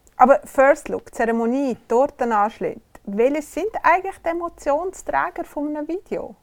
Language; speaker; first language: German; native; German